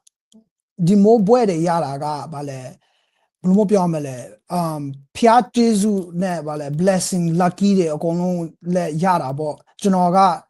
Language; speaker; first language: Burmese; early bilingual, heritage; Burmese